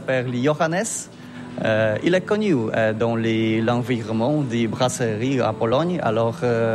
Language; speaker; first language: French; non-native, learner; Polish